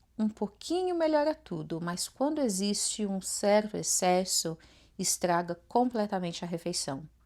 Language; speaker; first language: Portuguese; native; Portuguese